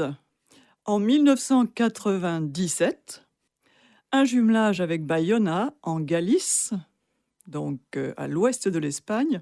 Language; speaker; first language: French; native; French